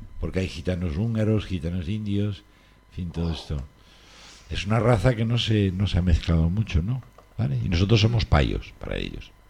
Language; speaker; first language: Spanish; native; Spanish